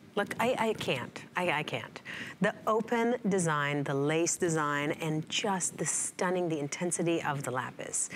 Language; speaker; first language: English; non-native, fluent; Hebrew